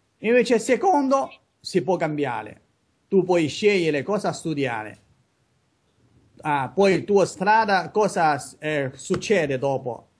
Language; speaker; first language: Italian; non-native, learner; Chinese